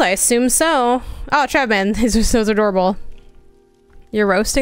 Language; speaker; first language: English; native; English